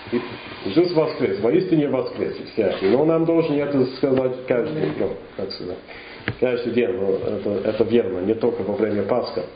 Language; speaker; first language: Russian; non-native, fluent; English